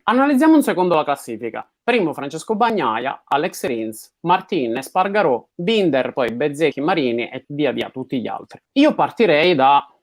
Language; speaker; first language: Italian; native; Italian